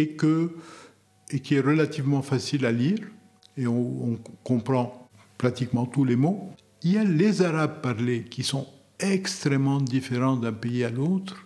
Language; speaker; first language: French; non-native, local second language; Arabic